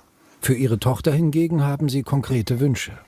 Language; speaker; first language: German; native; German